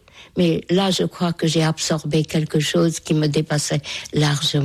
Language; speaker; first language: French; non-native, fluent; Hungarian